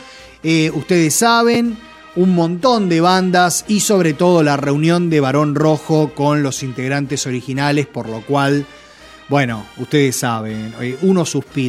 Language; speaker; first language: Spanish; native; Spanish